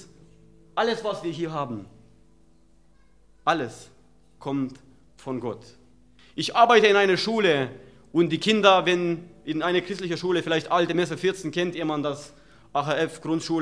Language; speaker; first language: German; non-native, fluent; Romanian